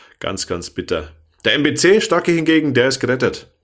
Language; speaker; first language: German; native; German